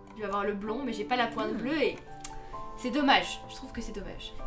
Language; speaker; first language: French; native; French